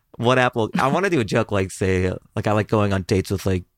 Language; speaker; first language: English; native; English